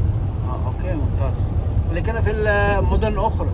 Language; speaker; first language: Arabic; non-native, learner; Urdu